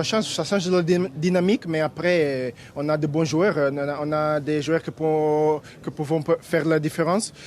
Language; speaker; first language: French; non-native, fluent; Portuguese